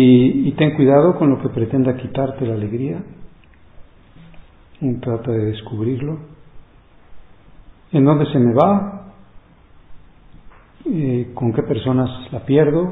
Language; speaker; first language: Spanish; native; Spanish